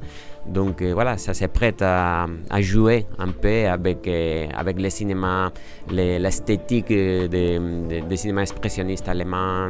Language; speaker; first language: French; non-native, fluent; Spanish